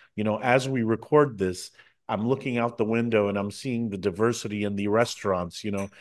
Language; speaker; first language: English; native; English